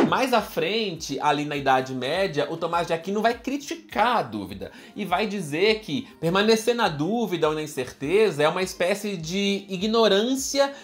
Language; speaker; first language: Portuguese; native; Portuguese